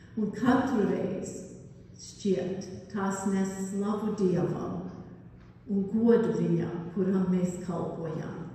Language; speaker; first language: Latvian; early bilingual, heritage; Latvian